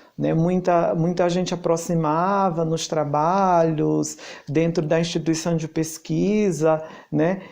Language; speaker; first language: Portuguese; native; Portuguese